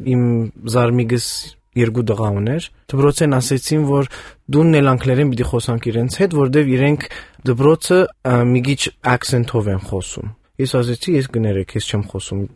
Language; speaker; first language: Armenian; early bilingual, heritage; Armenian